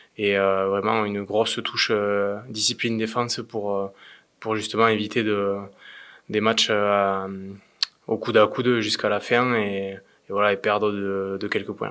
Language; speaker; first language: French; native; French